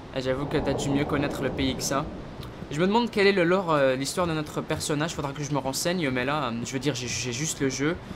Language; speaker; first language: French; native; French